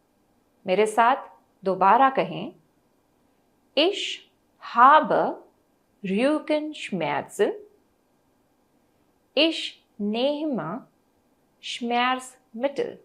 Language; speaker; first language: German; non-native, fluent; Hindi